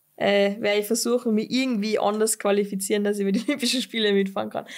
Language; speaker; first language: German; native; German